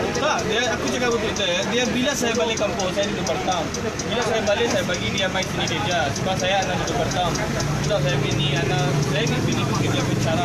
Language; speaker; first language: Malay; non-native, fluent; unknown